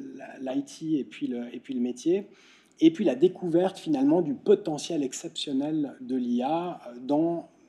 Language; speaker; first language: French; native; French